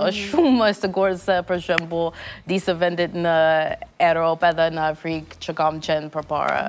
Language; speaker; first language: Albanian; non-native, learner; English